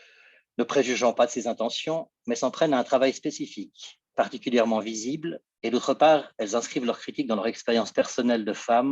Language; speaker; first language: French; native; French